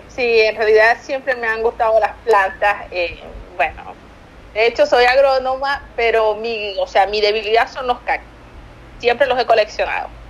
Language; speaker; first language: Spanish; native; Spanish